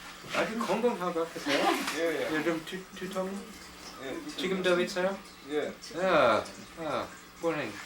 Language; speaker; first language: Korean; non-native, learner; Swedish